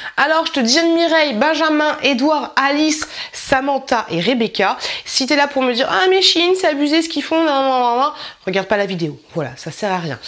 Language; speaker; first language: French; native; French